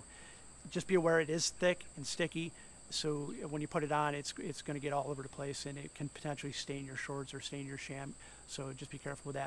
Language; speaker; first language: English; native; English